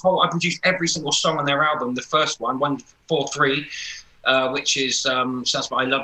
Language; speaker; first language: English; native; English